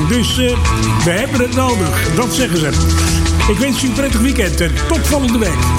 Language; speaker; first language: Dutch; native; Dutch